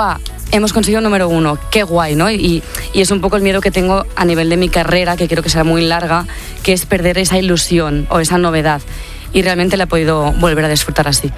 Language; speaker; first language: Spanish; native; Spanish